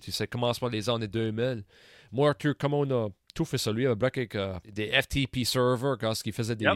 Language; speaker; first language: French; early bilingual, heritage; French